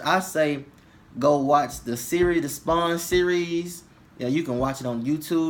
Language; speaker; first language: English; native; English